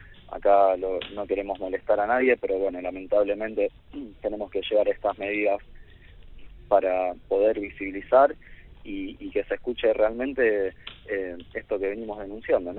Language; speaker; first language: Spanish; native; Spanish